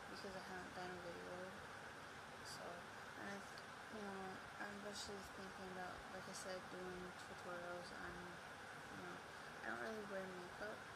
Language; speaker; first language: English; native; English